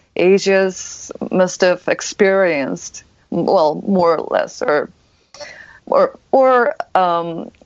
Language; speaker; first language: English; non-native, fluent; Japanese